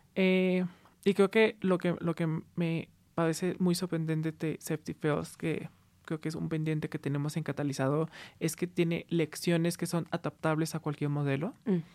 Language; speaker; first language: Spanish; native; Spanish